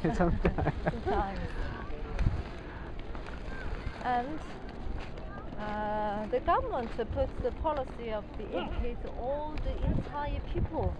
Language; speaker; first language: English; non-native, fluent; Korean